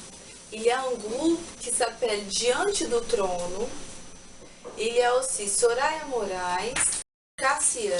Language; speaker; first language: French; non-native, learner; Portuguese